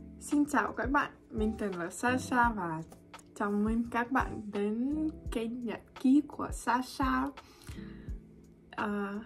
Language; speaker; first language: Vietnamese; non-native, learner; Russian